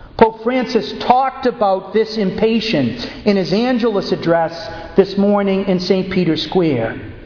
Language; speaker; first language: English; native; English